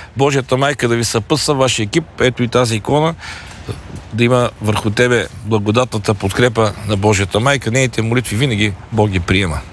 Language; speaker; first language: Bulgarian; native; Bulgarian